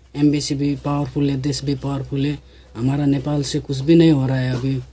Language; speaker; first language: Hindi; non-native, local second language; Nepali